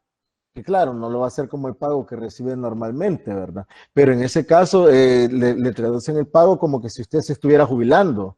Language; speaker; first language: Spanish; native; Spanish